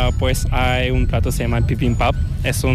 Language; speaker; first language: Spanish; non-native, learner; Korean